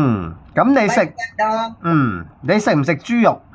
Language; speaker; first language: Cantonese; native; Cantonese